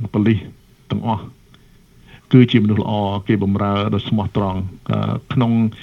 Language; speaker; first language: Khmer; early bilingual, other home language; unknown